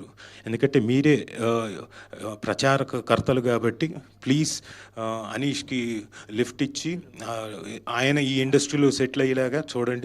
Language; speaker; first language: Telugu; native; Telugu